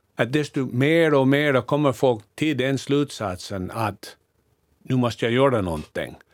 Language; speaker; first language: Swedish; non-native, fluent; English